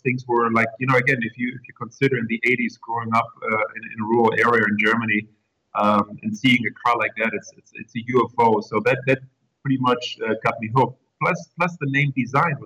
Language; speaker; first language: English; non-native, fluent; German